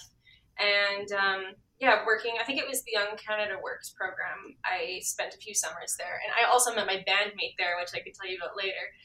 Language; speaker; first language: English; native; English